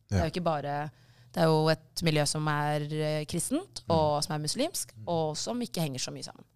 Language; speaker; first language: Norwegian; early bilingual, other home language; Tigrinya